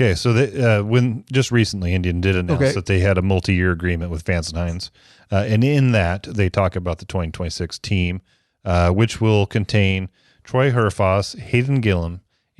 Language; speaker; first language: English; native; English